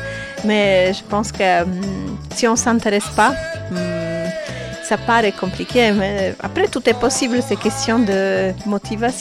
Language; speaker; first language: French; non-native, fluent; Polish